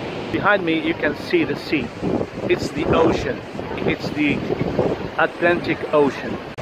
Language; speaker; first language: English; non-native, fluent; Arabic